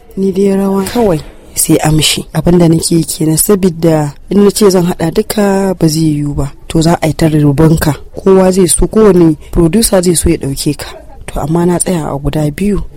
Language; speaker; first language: Hausa; non-native, local second language; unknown